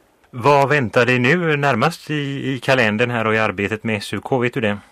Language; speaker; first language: Swedish; native; Swedish